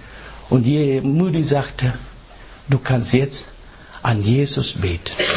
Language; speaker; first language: German; non-native, fluent; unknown